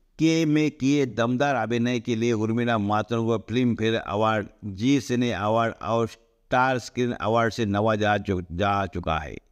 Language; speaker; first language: Hindi; non-native, local second language; Marathi